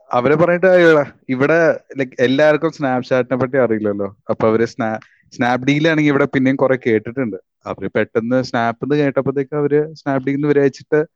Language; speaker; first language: Malayalam; native; Malayalam